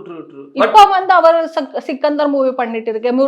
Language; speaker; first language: Tamil; non-native, learner; Malayalam